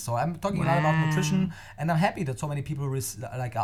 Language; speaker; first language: English; non-native, fluent; German